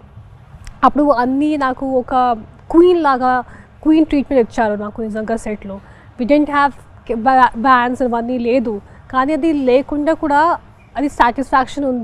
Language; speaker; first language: Telugu; non-native, fluent; Hindi